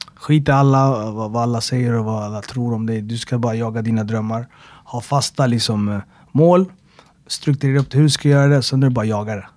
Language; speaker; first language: Swedish; early bilingual, other home language; Amharic